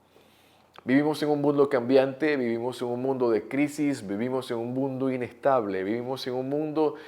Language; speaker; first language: Spanish; native; Spanish